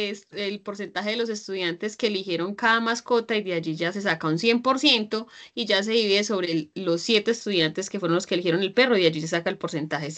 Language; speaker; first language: Spanish; native; Spanish